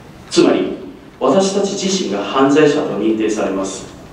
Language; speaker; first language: Japanese; non-native, fluent; Cantonese